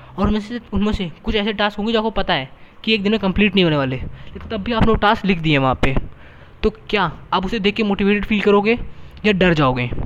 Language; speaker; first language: Hindi; native; Hindi